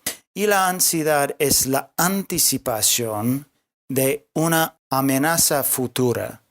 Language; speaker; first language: Spanish; non-native, fluent; English